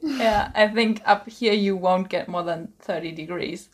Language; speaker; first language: English; non-native, fluent; German